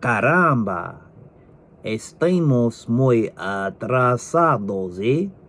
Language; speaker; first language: Spanish; non-native, learner; English